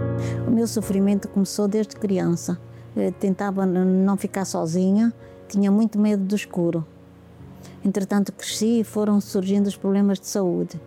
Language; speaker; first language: Portuguese; native; Portuguese